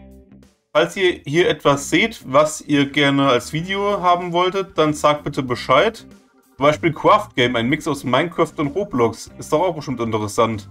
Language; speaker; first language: German; native; German